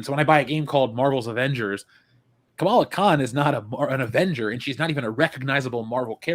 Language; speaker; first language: English; native; English